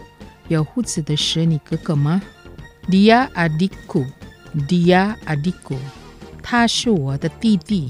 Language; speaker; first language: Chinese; non-native, fluent; Indonesian